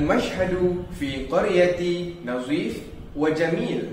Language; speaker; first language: Arabic; non-native, learner; Malay